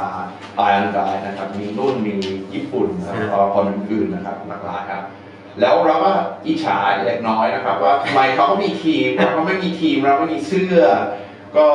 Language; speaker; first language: Thai; non-native, fluent; English